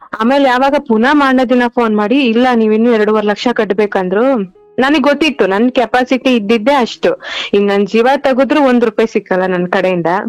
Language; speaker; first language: Kannada; native; Kannada